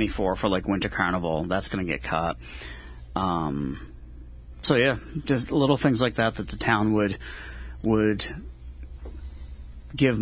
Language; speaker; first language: English; native; English